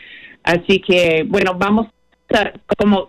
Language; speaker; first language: Spanish; non-native, fluent; English